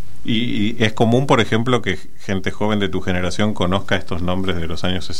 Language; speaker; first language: Spanish; native; Spanish